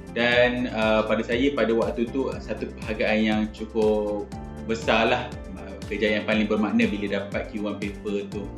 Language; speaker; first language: Malay; native; Malay